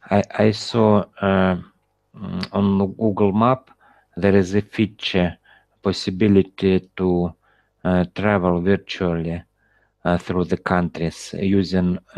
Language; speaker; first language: English; non-native, learner; Russian